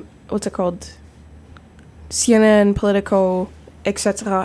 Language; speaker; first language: English; native; English